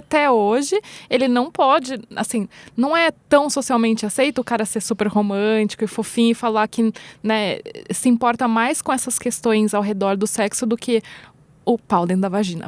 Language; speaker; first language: Portuguese; native; Portuguese